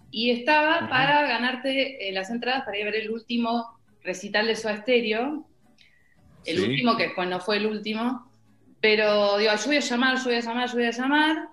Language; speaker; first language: Spanish; native; Spanish